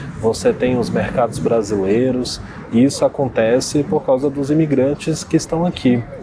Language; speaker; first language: Portuguese; native; Portuguese